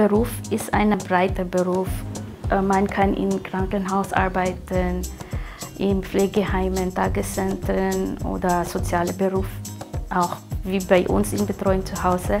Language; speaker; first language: German; non-native, fluent; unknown